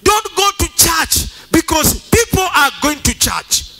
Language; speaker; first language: English; non-native, local second language; Swahili